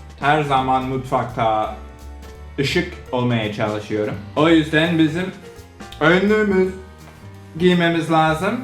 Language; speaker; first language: Turkish; non-native, learner; English